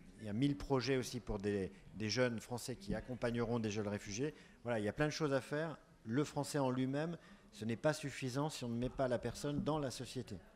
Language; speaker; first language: French; native; French